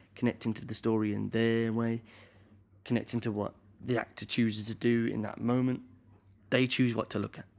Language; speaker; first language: English; native; English